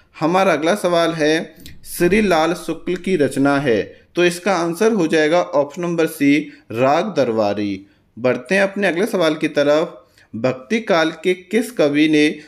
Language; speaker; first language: Hindi; native; Hindi